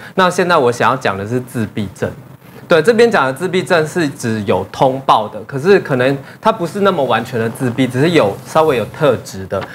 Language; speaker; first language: Chinese; native; Chinese